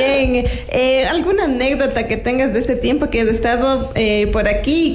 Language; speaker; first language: Spanish; native; Spanish